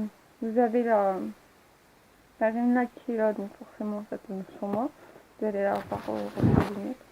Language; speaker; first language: French; native; French